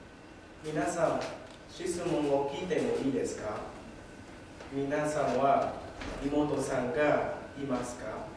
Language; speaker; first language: Japanese; non-native, learner; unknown